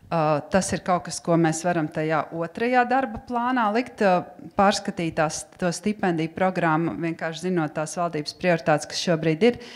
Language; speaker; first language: Latvian; native; Latvian